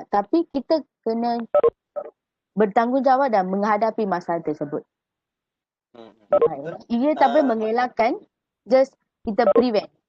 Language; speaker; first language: Malay; native; Malay